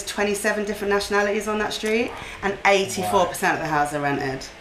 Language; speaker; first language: English; native; English